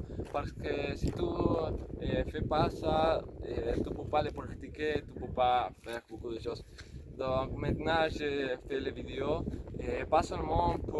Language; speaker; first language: French; non-native, learner; Spanish